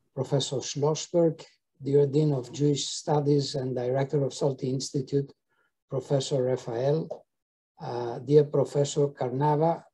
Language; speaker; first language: English; non-native, fluent; Greek